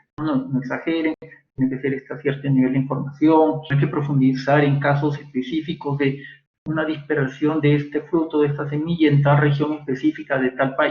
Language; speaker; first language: Spanish; native; Spanish